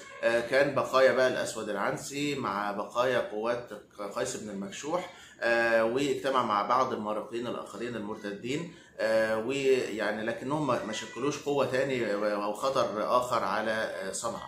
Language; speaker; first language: Arabic; native; Arabic